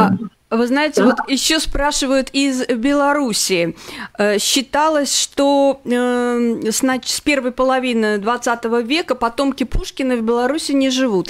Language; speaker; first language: Russian; native; Russian